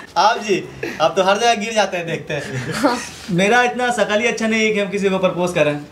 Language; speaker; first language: Hindi; native; Hindi